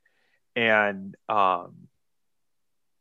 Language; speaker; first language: English; native; English